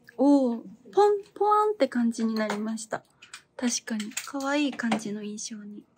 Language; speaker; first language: Japanese; native; Japanese